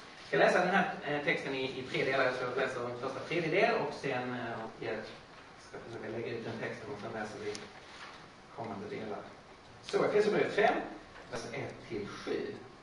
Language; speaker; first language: Swedish; native; Swedish